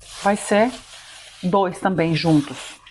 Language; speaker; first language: Portuguese; non-native, fluent; Greek